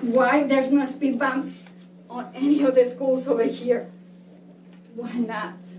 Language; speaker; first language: English; non-native, fluent; Spanish